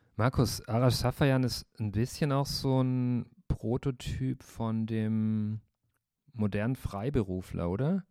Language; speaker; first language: German; native; German